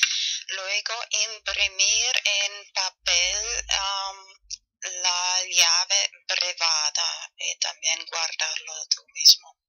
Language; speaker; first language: Spanish; non-native, fluent; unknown